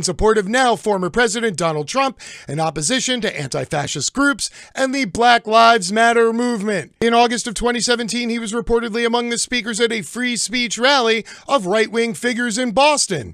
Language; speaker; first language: English; native; English